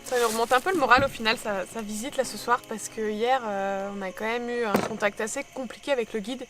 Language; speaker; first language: French; native; French